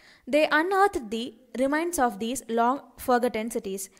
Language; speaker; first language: English; non-native, local second language; Tamil